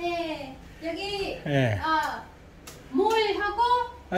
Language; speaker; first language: Korean; non-native, learner; Vietnamese